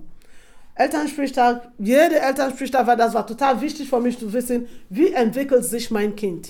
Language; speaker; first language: German; non-native, fluent; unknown